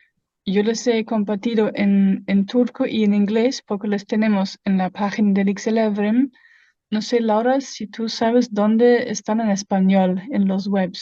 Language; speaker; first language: Spanish; non-native, fluent; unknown